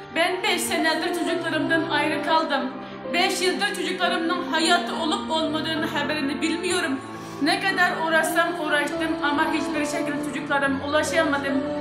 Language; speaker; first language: Turkish; non-native, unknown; Uyghur